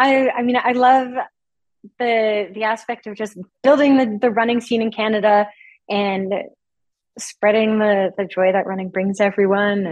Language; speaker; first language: English; native; English